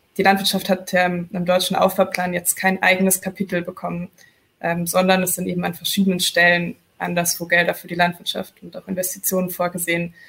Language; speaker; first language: German; native; German